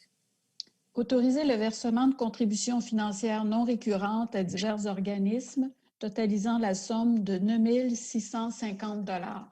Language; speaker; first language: French; native; French